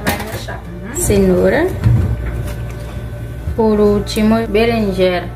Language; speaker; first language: Portuguese; non-native, fluent; Haitian Creole